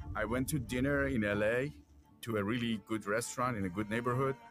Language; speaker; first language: English; non-native, fluent; Persian